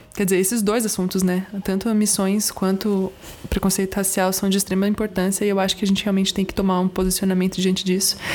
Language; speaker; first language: Portuguese; native; Portuguese